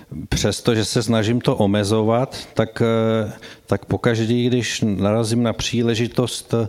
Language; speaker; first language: Czech; native; Czech